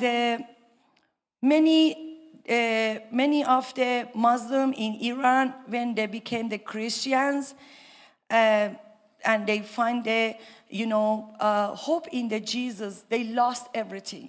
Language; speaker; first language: English; non-native, learner; Persian